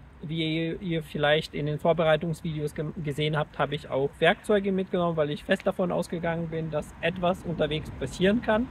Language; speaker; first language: German; native; German